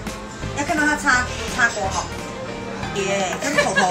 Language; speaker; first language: Chinese; native; Chinese